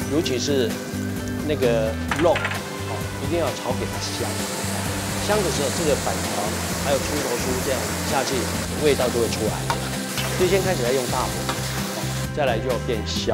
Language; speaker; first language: Chinese; non-native, local second language; Hakka Chinese